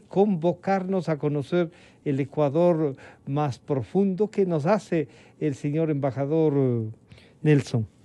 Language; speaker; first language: Spanish; native; Spanish